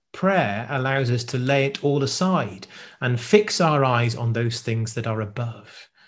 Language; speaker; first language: English; native; English